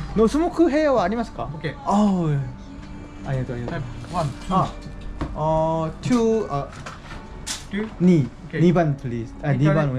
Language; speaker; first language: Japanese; non-native, learner; Korean